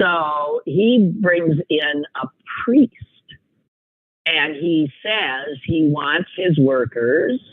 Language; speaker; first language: English; native; English